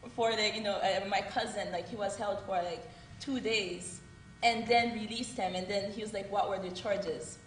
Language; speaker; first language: English; early bilingual, other home language; Haitian Creole